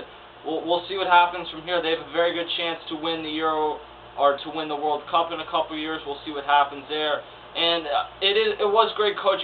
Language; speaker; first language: English; native; English